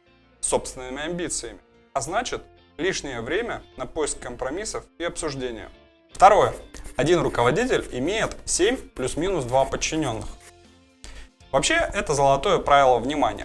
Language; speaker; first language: Russian; native; Russian